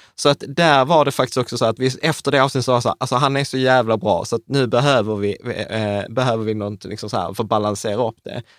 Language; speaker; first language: Swedish; early bilingual, other home language; Czech